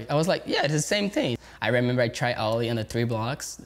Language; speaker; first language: English; non-native, learner; Portuguese